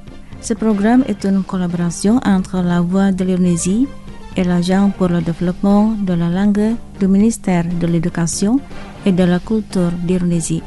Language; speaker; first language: French; non-native, fluent; Indonesian